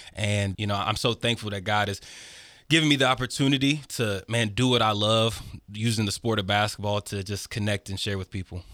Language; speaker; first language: English; native; English